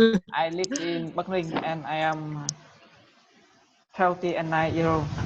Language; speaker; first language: English; non-native, learner; Vietnamese